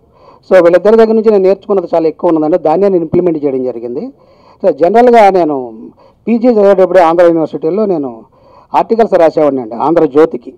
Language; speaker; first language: Telugu; native; Telugu